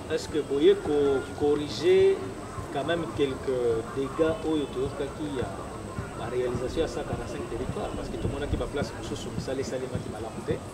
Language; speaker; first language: French; non-native, local second language; Lingala